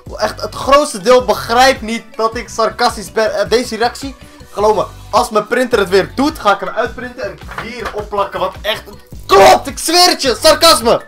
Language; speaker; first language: Dutch; early bilingual, other home language; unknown